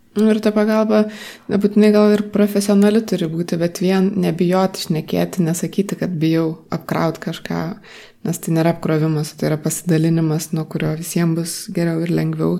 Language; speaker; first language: Lithuanian; native; Lithuanian